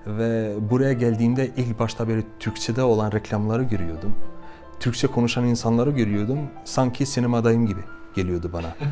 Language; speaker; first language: Turkish; non-native, fluent; Albanian